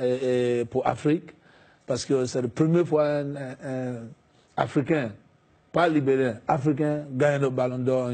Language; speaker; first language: French; non-native, fluent; English